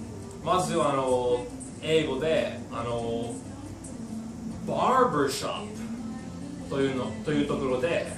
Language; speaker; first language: Japanese; non-native, fluent; English